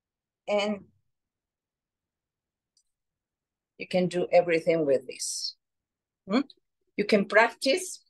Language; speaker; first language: English; non-native, learner; Spanish